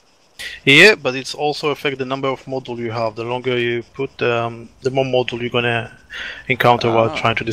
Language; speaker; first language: English; non-native, fluent; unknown